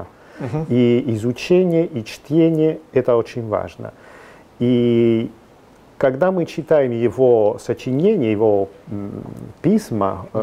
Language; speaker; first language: Russian; non-native, fluent; Italian